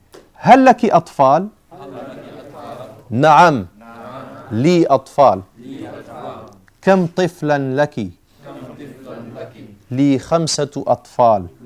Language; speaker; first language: Arabic; non-native, fluent; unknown